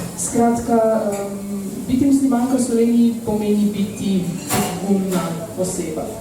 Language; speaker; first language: Slovenian; early bilingual, other home language; Bosnian